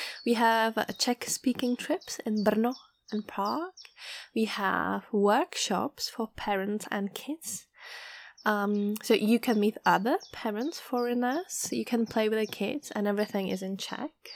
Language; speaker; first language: English; non-native, fluent; Czech